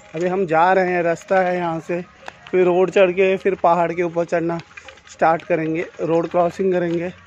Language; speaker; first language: Hindi; non-native, local second language; Marathi